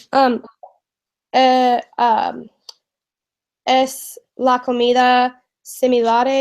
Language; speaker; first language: Spanish; non-native, learner; English